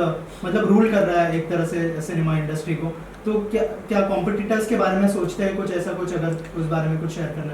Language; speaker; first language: Hindi; native; Hindi